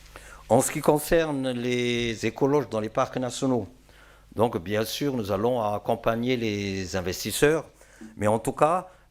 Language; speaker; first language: French; non-native, local second language; Malagasy